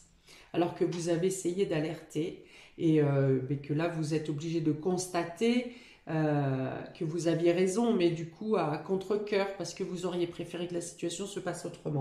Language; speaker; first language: French; native; French